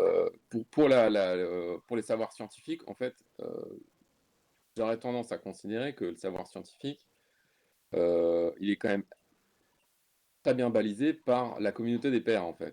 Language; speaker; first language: French; native; French